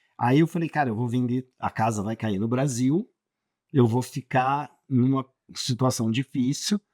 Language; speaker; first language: Portuguese; native; Portuguese